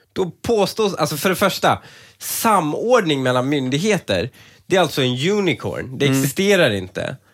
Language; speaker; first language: Swedish; early bilingual, other home language; Persian